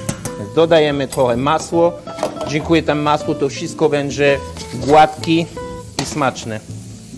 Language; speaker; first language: Polish; non-native, learner; French